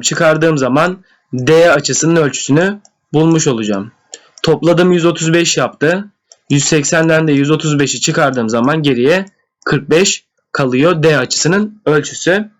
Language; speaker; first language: Turkish; native; Turkish